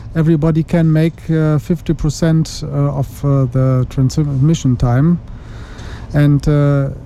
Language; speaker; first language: English; non-native, learner; German